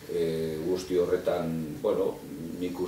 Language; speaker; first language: Basque; native; Basque